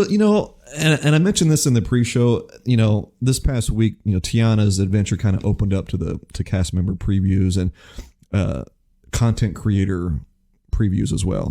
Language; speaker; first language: English; native; English